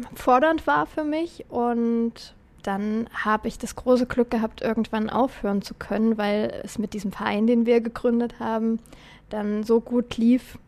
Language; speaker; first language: German; native; German